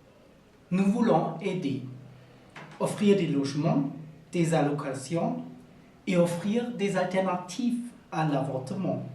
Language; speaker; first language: French; non-native, learner; German